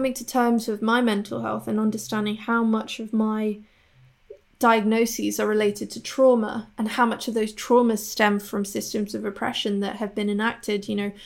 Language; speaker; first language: English; non-native, local second language; Cantonese